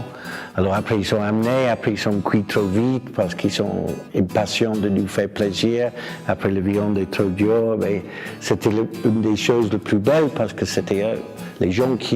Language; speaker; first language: French; non-native, fluent; English